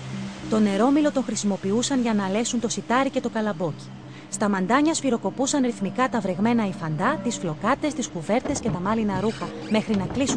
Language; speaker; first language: Greek; native; Greek